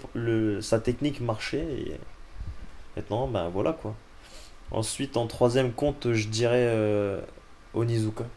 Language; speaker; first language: French; native; French